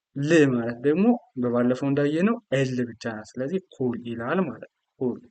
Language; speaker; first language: Amharic; native; Amharic